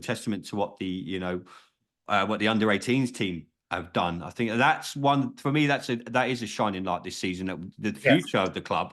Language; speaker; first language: English; native; English